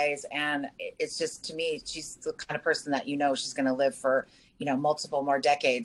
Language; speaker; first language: English; native; English